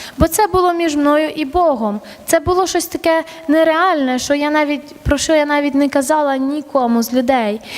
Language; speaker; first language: Ukrainian; early bilingual, other home language; Armenian